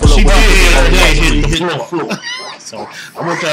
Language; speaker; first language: English; native; English